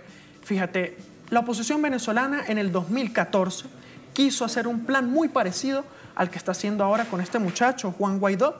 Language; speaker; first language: Spanish; native; Spanish